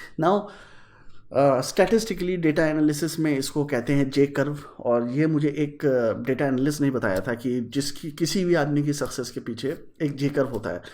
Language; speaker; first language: Hindi; native; Hindi